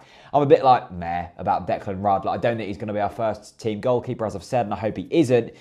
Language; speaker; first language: English; native; English